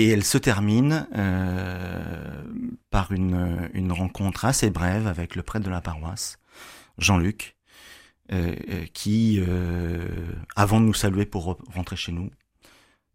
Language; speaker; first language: French; native; French